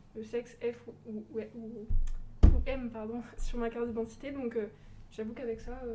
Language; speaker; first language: French; early bilingual, other home language; Portuguese